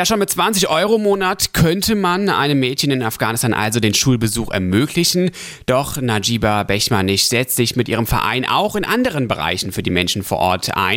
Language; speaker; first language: German; native; German